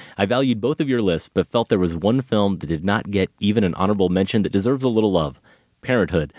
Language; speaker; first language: English; native; English